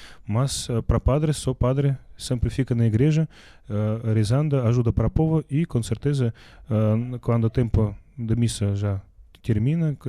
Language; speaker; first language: Portuguese; non-native, learner; Russian